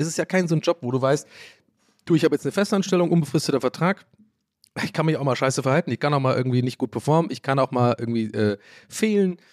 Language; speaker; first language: German; native; German